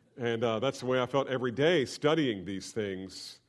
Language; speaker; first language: English; native; English